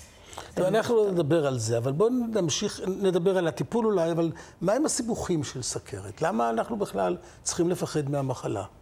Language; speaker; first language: Hebrew; native; Hebrew